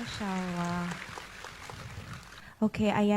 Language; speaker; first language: Indonesian; native; Indonesian